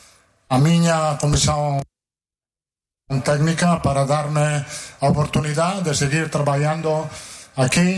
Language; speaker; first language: Portuguese; non-native, fluent; Italian